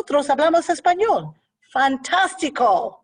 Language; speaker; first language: Spanish; non-native, fluent; English